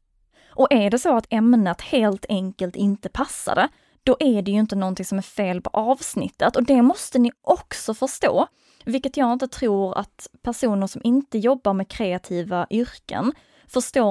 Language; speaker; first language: Swedish; native; Swedish